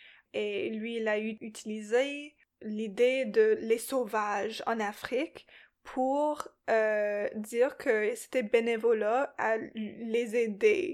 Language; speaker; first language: French; non-native, local second language; English